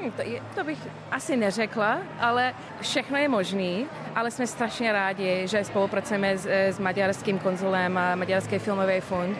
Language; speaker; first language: Czech; early bilingual, heritage; English